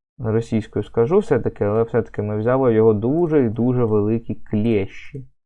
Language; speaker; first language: Ukrainian; native; Ukrainian